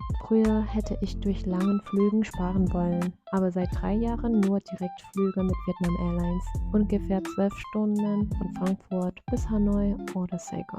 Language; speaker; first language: German; non-native, fluent; Vietnamese